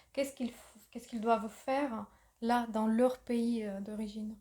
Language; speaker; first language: French; non-native, fluent; Russian